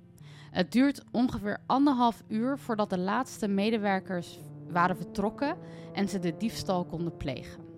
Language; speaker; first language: Dutch; native; Dutch